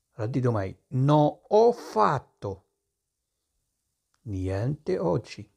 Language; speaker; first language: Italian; non-native, fluent; Arabic